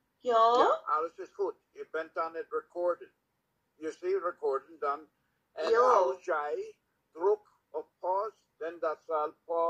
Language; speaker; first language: Dutch; non-native, learner; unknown